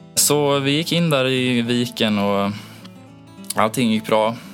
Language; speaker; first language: Swedish; native; Swedish